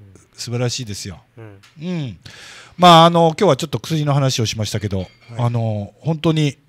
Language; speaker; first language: Japanese; native; Japanese